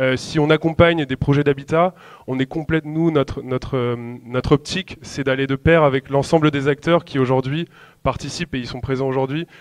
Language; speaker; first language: French; native; French